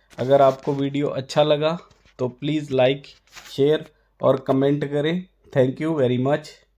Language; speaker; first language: Hindi; non-native, local second language; Punjabi